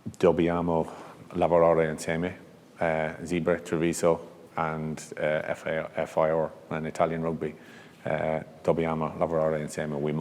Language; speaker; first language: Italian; non-native, learner; English